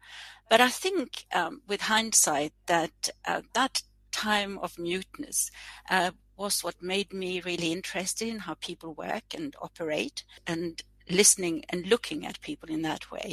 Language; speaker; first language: English; non-native, fluent; Swedish